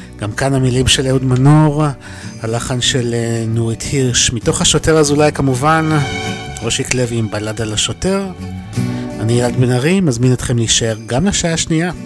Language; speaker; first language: Hebrew; native; Hebrew